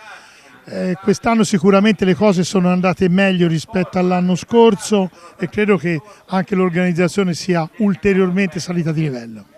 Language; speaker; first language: Italian; native; Italian